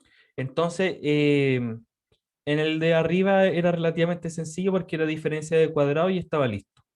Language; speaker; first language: Spanish; native; Spanish